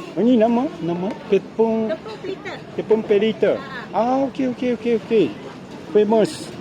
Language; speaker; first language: Indonesian; non-native, learner; Japanese